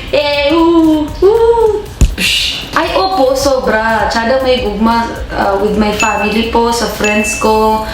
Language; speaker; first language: Filipino; non-native, local second language; Cebuano